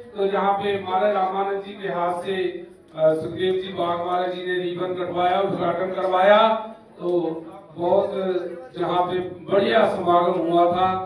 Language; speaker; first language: Hindi; non-native, local second language; Punjabi